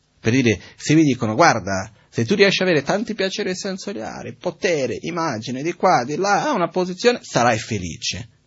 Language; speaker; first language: Italian; non-native, fluent; Portuguese